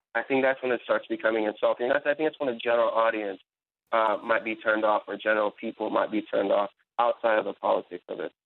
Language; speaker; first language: English; native; English